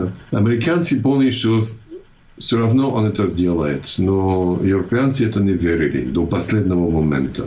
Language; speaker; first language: Russian; non-native, fluent; English